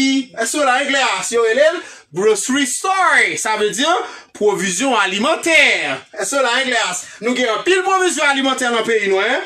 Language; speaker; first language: French; non-native, local second language; Haitian Creole